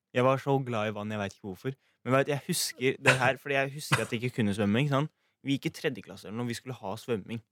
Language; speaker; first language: Norwegian; early bilingual, other home language; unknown